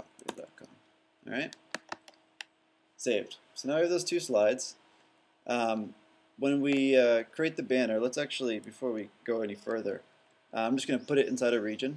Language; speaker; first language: English; native; English